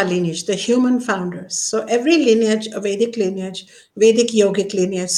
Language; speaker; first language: English; non-native, local second language; Hindi